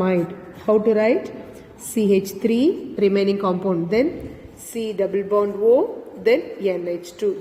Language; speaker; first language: English; non-native, local second language; Tamil